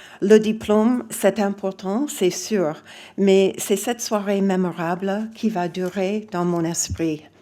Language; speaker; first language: French; non-native, fluent; English